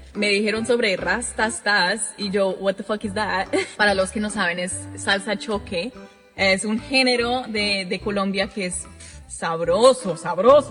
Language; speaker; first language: Spanish; non-native, fluent; English